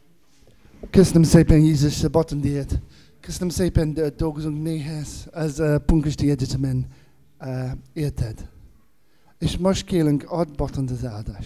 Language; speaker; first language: Hungarian; non-native, learner; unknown